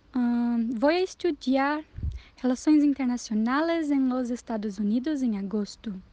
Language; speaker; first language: Spanish; non-native, learner; Portuguese